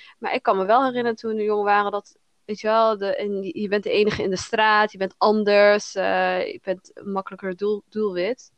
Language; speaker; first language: Dutch; early bilingual, other home language; Somali